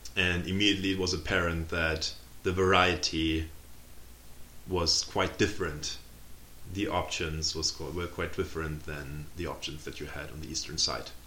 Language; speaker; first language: English; non-native, fluent; German